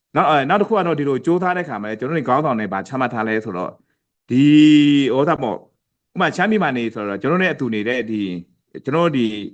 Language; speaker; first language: Burmese; non-native, local second language; Pa'o Karen